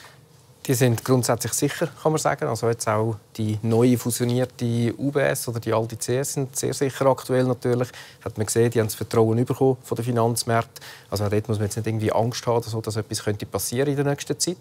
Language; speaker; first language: German; native; German